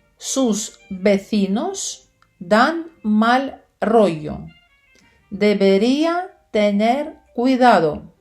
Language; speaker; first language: Spanish; non-native, fluent; Ukrainian